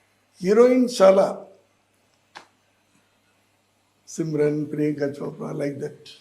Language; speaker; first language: Telugu; non-native, learner; Tamil